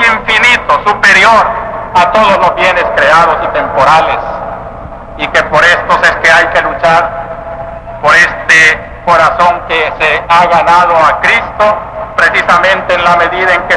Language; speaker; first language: Spanish; native; Spanish